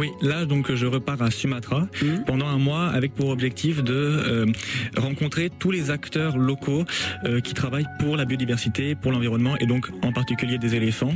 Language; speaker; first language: French; native; French